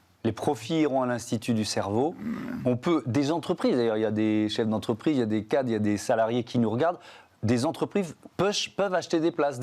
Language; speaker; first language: French; native; French